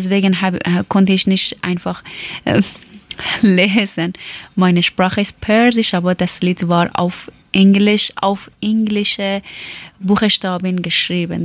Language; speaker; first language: German; non-native, learner; Persian